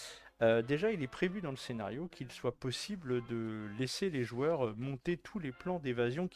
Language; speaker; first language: French; native; French